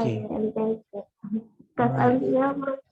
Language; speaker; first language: English; non-native, learner; Indonesian